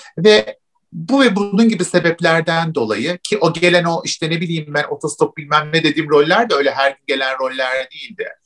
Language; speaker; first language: Turkish; native; Turkish